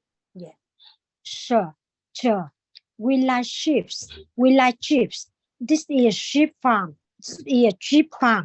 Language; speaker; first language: English; non-native, learner; Vietnamese